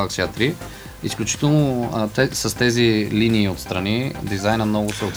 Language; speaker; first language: Bulgarian; native; Bulgarian